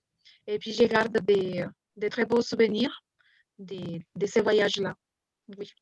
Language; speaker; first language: French; non-native, fluent; Spanish